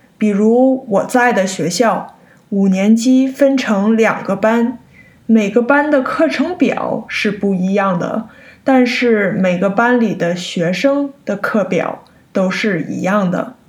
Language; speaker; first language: Chinese; early bilingual, heritage; Chinese